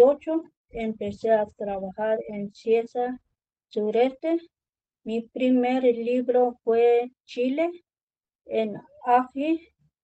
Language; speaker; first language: Spanish; non-native, local second language; Tzotzil